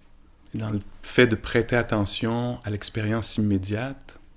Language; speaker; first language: French; native; French